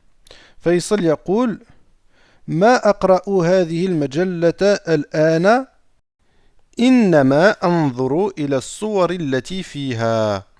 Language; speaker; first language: Arabic; non-native, fluent; French